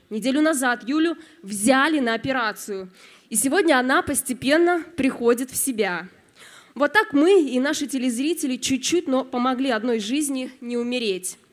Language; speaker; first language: Russian; native; Russian